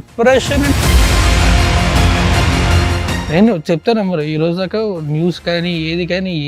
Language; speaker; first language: Telugu; native; Telugu